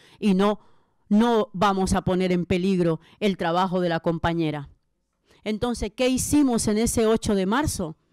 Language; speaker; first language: Spanish; native; Spanish